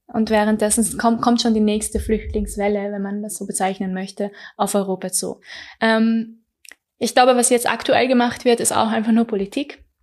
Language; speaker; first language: German; early bilingual, other home language; Persian